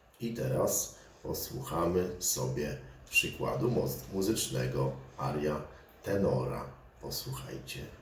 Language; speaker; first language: Polish; native; Polish